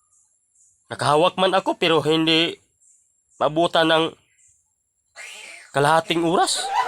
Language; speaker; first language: Filipino; non-native, local second language; Cebuano